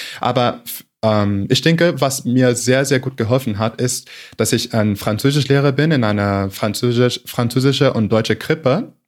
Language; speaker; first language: German; non-native, fluent; English